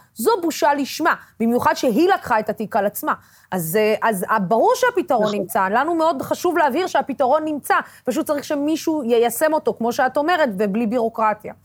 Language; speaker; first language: Hebrew; non-native, local second language; Arabic